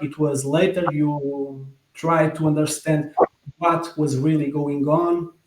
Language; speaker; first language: English; non-native, fluent; Portuguese